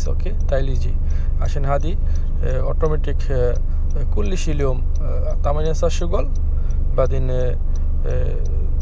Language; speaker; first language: Arabic; non-native, learner; Bangla